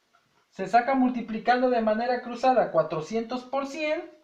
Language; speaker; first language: Spanish; native; Spanish